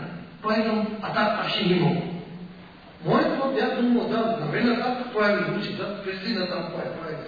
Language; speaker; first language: Russian; non-native, learner; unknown